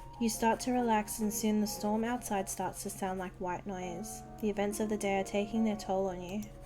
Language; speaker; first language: English; native; English